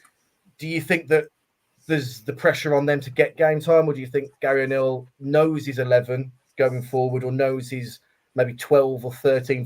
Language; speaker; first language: English; native; English